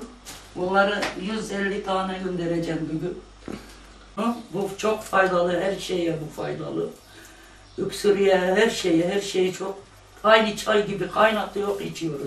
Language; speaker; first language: Turkish; non-native, local second language; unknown